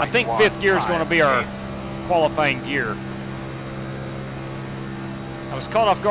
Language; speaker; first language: English; native; English